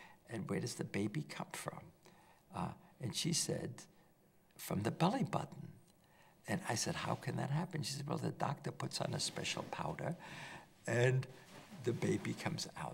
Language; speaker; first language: English; early bilingual, other home language; German